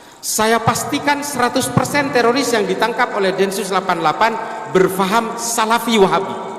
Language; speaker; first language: Indonesian; non-native, local second language; Madurese